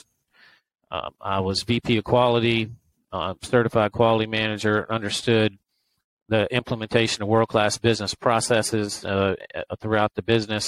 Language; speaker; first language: English; native; English